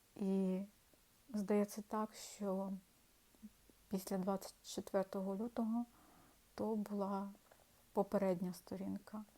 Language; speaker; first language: Ukrainian; non-native, local second language; Russian